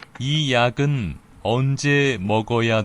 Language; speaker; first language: Korean; non-native, learner; Bangla